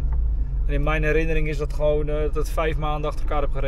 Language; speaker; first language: Dutch; native; Dutch